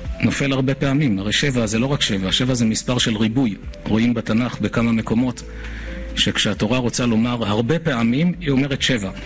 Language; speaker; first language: Hebrew; native; Hebrew